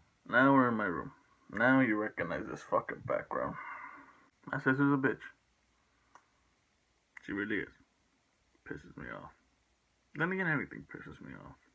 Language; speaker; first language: English; early bilingual, other home language; Spanish